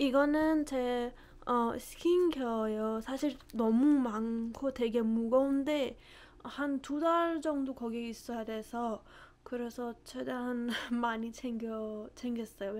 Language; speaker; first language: Korean; non-native, fluent; Persian